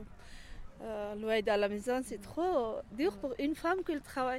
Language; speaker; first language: French; non-native, learner; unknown